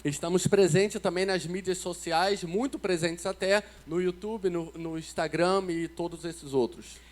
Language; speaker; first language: Portuguese; native; Portuguese